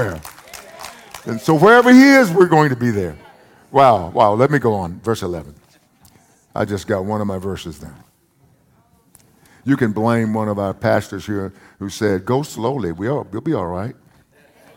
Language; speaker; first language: English; native; English